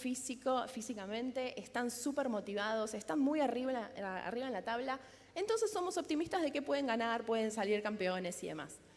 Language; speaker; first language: Spanish; native; Spanish